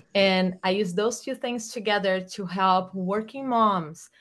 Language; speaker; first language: English; non-native, fluent; Portuguese